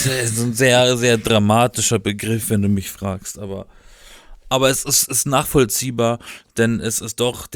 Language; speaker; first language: German; native; German